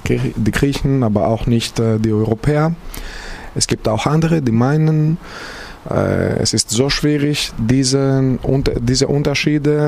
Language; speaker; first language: German; non-native, fluent; Greek